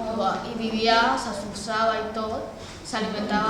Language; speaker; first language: Catalan; early bilingual, other home language; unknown